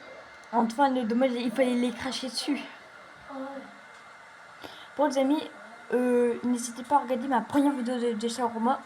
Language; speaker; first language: French; native; French